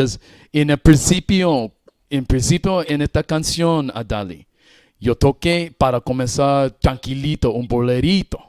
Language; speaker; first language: Spanish; non-native, learner; English